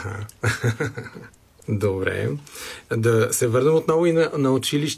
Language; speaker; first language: Bulgarian; native; Bulgarian